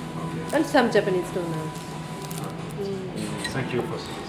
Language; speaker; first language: English; non-native, fluent; Japanese